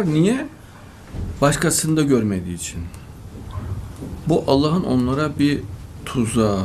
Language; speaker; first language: Turkish; native; Turkish